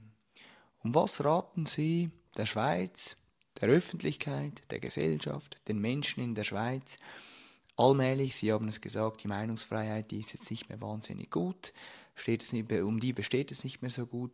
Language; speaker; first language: German; native; German